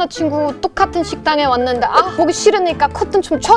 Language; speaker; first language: Korean; non-native, fluent; German